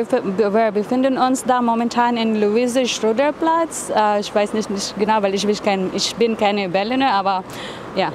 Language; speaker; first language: German; non-native, learner; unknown